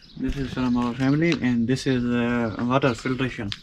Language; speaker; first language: English; non-native, learner; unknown